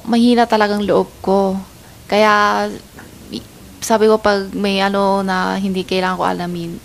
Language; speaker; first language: Filipino; non-native, learner; Chinese